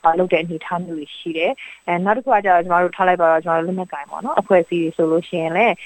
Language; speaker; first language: Burmese; native; Burmese